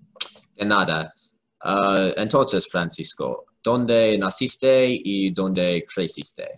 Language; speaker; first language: Spanish; non-native, learner; English